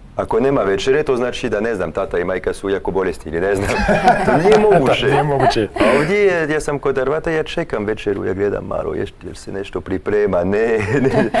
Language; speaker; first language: Croatian; non-native, fluent; French